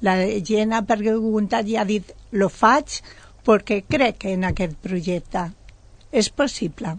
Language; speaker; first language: Catalan; non-native, local second language; Spanish